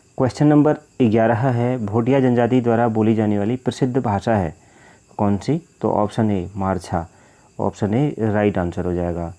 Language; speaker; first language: Hindi; native; Hindi